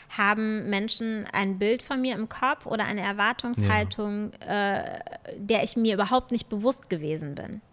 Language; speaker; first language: German; native; German